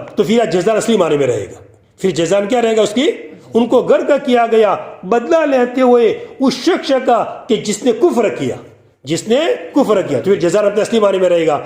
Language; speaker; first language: Urdu; non-native, local second language; Gujarati